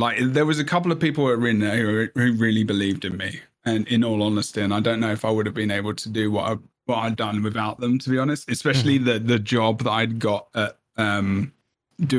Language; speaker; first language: English; native; English